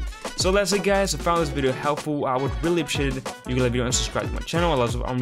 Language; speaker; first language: English; non-native, fluent; Spanish